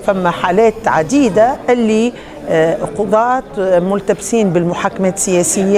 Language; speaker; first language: Arabic; native; Arabic